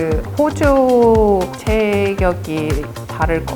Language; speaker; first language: Korean; non-native, fluent; Mongolian